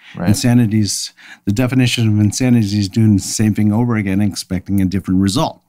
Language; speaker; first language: English; native; English